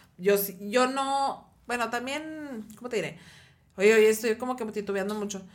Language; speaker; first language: Spanish; native; Spanish